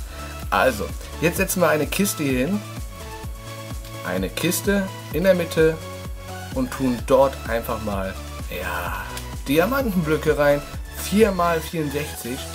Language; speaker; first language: German; native; German